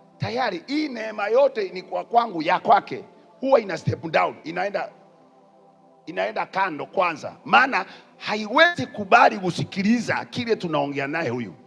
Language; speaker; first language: Swahili; non-native, local second language; Kikuyu